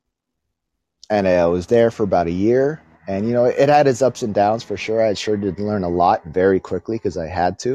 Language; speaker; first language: English; early bilingual, other home language; Filipino